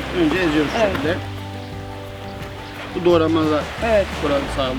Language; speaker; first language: Turkish; native; Turkish